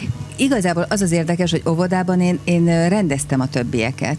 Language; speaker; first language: Hungarian; native; Hungarian